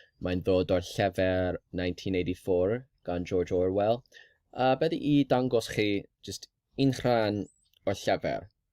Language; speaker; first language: Welsh; non-native, learner; English